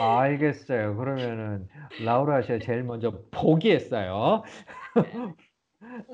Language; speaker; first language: Korean; native; Korean